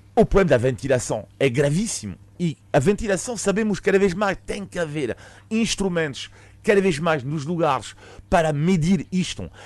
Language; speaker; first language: Portuguese; non-native, fluent; French